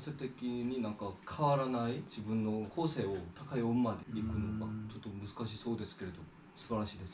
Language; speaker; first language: Japanese; non-native, fluent; Korean